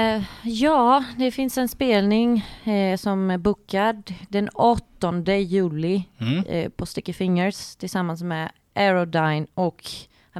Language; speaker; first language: Swedish; non-native, fluent; Greek